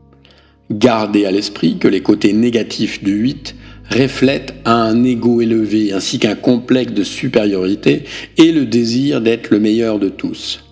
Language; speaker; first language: French; native; French